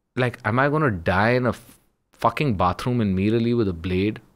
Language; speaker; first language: English; early bilingual, other home language; Urdu